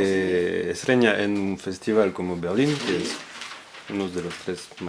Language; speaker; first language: Spanish; non-native, fluent; French